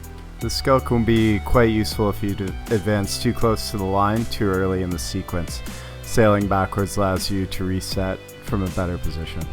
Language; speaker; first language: English; native; English